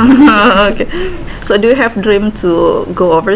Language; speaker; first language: English; non-native, learner; Indonesian